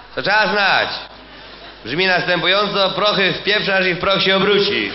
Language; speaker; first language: Polish; native; Polish